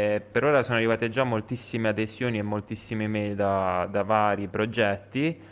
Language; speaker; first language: Italian; native; Italian